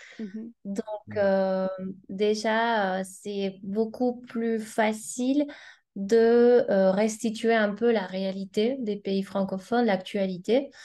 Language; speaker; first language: French; non-native, fluent; Spanish